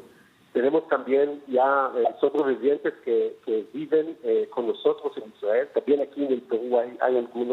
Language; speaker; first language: Spanish; non-native, fluent; Hebrew